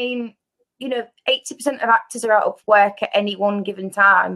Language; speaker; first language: English; native; English